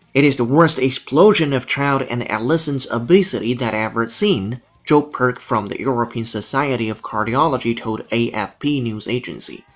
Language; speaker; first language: English; non-native, fluent; Chinese